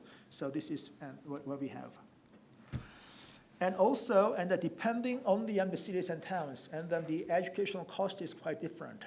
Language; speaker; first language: English; non-native, fluent; Korean